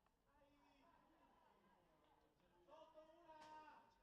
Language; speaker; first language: Italian; native; Italian